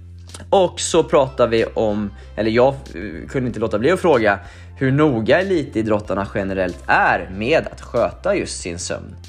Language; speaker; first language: Swedish; native; Swedish